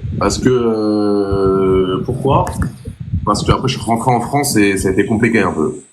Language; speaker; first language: French; native; French